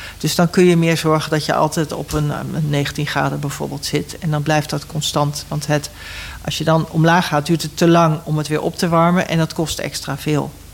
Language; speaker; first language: Dutch; native; Dutch